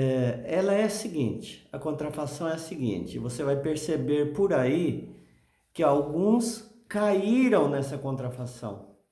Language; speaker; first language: Portuguese; native; Portuguese